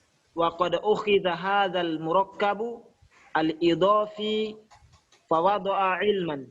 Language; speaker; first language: Arabic; non-native, learner; Indonesian